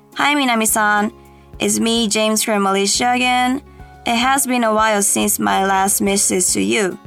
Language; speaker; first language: English; non-native, learner; Japanese